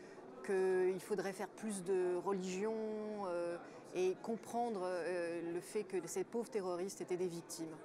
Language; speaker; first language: French; native; French